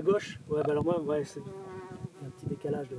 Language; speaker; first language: French; native; French